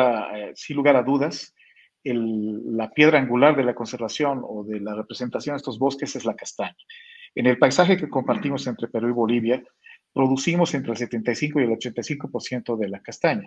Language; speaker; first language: Spanish; native; Spanish